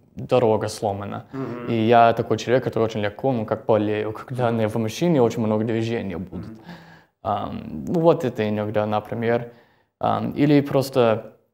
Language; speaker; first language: Russian; non-native, fluent; English